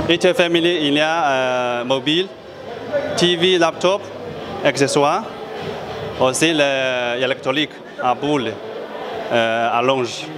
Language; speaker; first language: French; non-native, learner; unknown